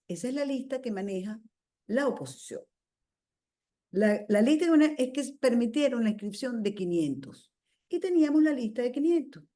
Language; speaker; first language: Spanish; native; Spanish